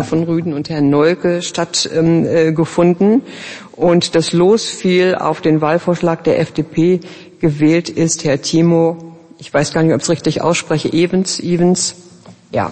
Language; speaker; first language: German; native; German